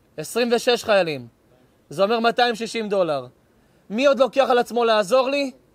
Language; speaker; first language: Hebrew; native; Hebrew